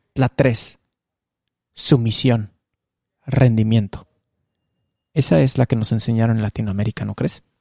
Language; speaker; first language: Spanish; native; Spanish